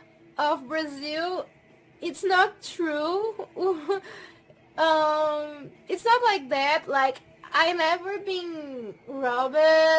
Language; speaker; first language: English; non-native, fluent; Portuguese